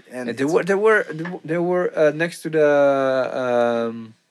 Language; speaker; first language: English; non-native, fluent; Bulgarian